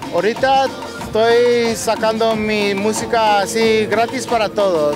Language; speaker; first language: Spanish; early bilingual, heritage; Spanish